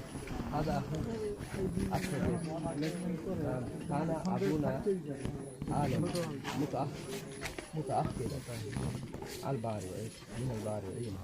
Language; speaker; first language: Arabic; non-native, fluent; Rohingya